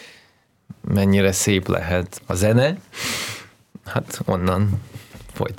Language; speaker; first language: Hungarian; non-native, fluent; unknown